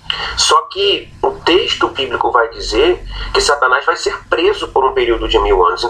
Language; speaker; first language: Portuguese; native; Portuguese